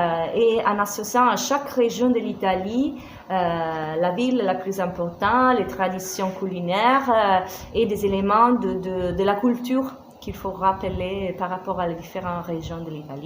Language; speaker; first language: French; non-native, fluent; Italian